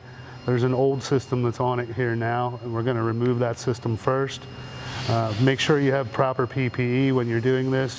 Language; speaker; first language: English; native; English